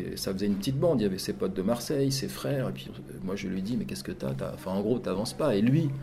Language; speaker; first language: French; native; French